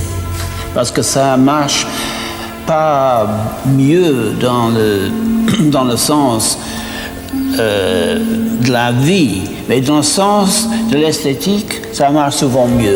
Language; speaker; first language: French; non-native, fluent; English